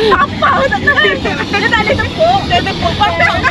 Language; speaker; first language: Malay; native; Malay